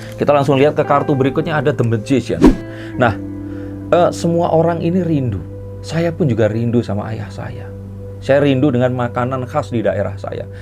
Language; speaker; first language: Indonesian; native; Indonesian